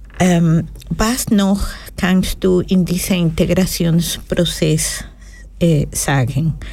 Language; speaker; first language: German; non-native, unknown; Spanish